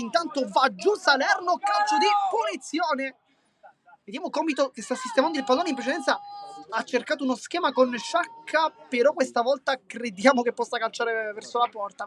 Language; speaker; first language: Italian; native; Italian